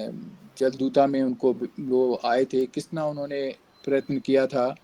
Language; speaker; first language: Hindi; native; Hindi